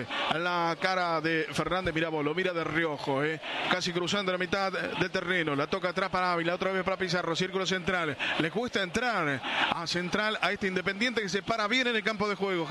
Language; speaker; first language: Spanish; native; Spanish